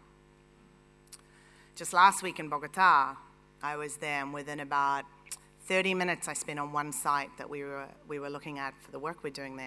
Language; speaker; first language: English; native; English